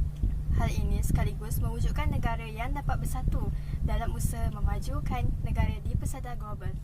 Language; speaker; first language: Malay; native; Malay